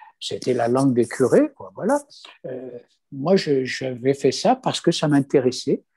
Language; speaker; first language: French; non-native, local second language; Kabyle